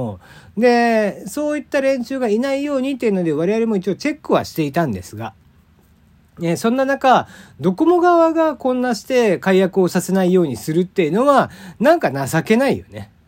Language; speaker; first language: Japanese; native; Japanese